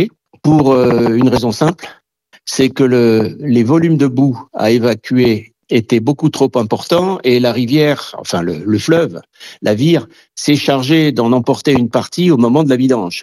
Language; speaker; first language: French; native; French